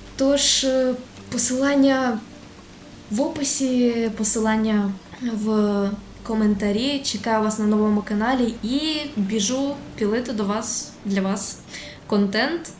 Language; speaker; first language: Ukrainian; non-native, local second language; Russian